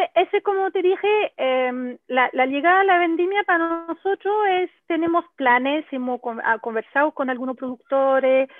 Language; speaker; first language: Spanish; non-native, fluent; French